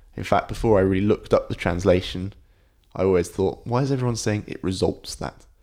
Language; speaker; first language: English; native; English